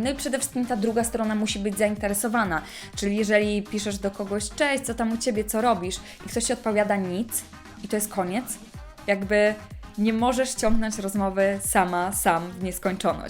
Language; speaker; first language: Polish; native; Polish